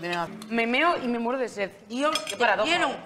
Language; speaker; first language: Spanish; native; Spanish